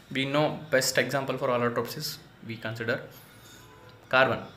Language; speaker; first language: English; non-native, local second language; Kannada